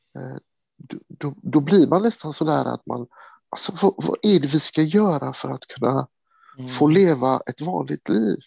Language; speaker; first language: Swedish; early bilingual, other home language; Romany